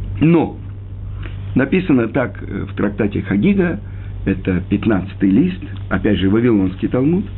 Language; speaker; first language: Russian; native; Russian